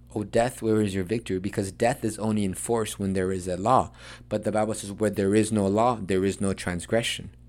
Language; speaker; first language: English; early bilingual, other home language; Spanish